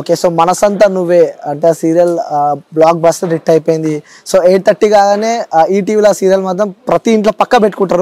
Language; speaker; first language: Telugu; native; Telugu